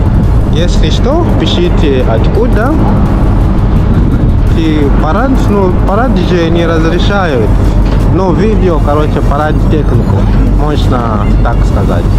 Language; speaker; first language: Russian; non-native, learner; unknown